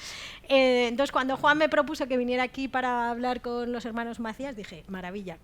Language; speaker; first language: Spanish; native; Spanish